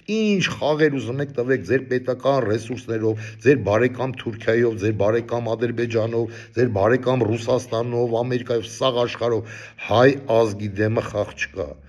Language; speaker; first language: Armenian; native; Armenian